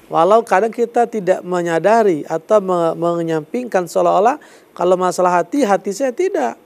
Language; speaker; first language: Indonesian; native; Indonesian